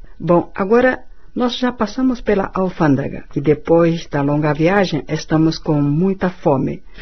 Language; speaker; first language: Portuguese; non-native, fluent; Chinese